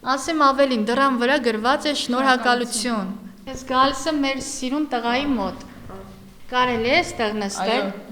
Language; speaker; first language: Armenian; native; Armenian